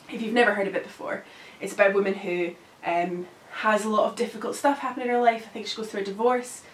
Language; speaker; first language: English; native; English